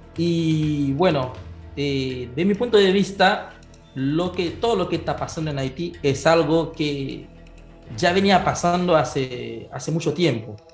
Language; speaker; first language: Spanish; non-native, fluent; Haitian Creole